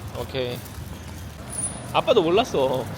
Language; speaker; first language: Korean; native; Korean